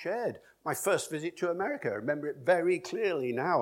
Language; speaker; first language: English; native; English